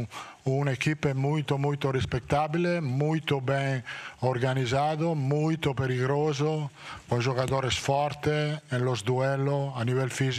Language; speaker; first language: Portuguese; non-native, learner; Italian